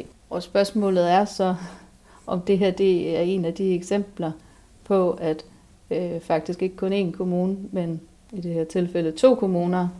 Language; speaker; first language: Danish; native; Danish